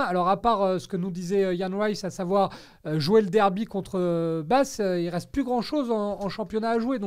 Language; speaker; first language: French; native; French